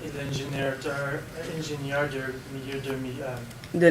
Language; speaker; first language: French; non-native, local second language; English